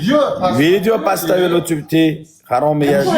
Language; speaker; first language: Russian; non-native, learner; Uzbek